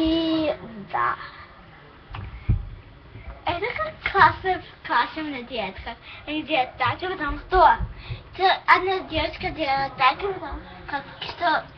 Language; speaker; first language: Russian; early bilingual, heritage; English